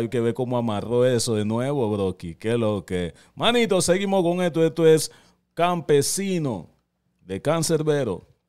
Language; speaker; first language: Spanish; native; Spanish